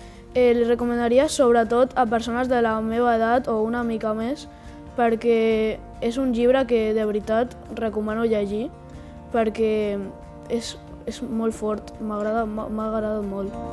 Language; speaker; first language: Catalan; non-native, local second language; Spanish